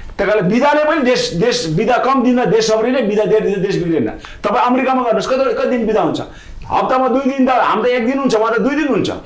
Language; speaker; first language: Nepali; non-native, local second language; Sherpa